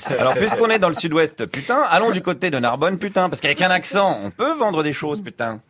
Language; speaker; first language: French; native; French